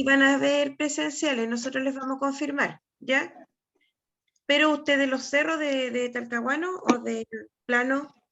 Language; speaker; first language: Spanish; native; Spanish